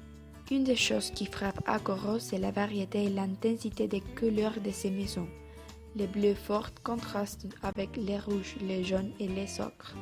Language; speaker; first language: French; non-native, learner; Spanish